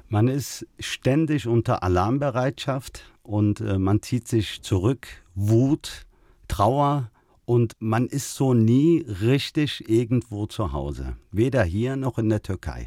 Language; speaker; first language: German; early bilingual, other home language; Turkish